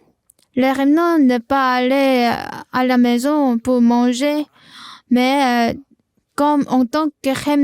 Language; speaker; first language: French; non-native, learner; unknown